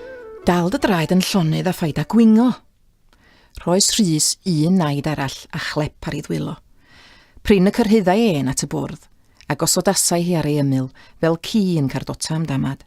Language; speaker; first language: Welsh; native; Welsh